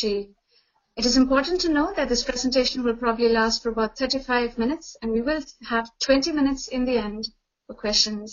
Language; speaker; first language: English; non-native, local second language; Tamil